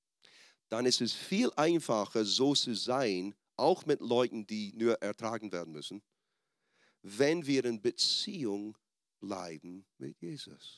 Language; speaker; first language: German; non-native, fluent; English